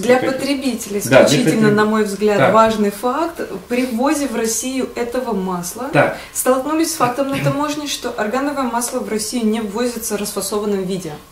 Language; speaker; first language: Russian; native; Russian